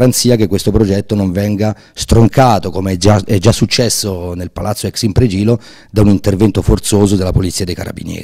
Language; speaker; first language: Italian; native; Italian